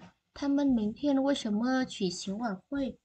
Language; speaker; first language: Chinese; non-native, fluent; Vietnamese